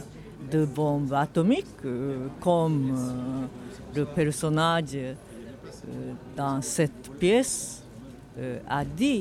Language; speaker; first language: French; non-native, fluent; Japanese